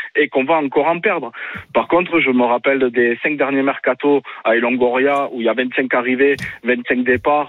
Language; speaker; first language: French; native; French